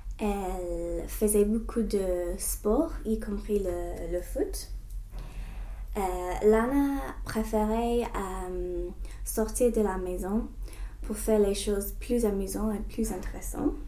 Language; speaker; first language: French; non-native, learner; English